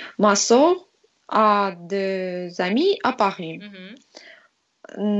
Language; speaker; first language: French; non-native, learner; Russian